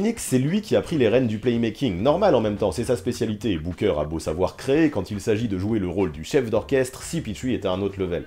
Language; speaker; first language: French; native; French